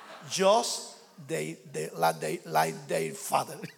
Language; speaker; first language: English; non-native, learner; Spanish